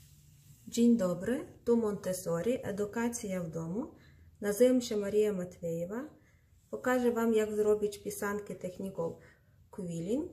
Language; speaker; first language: Polish; non-native, fluent; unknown